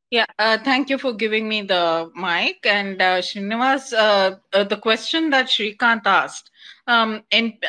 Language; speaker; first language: English; non-native, local second language; Kannada